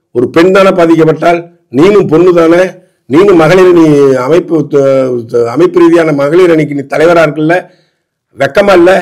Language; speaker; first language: Tamil; native; Tamil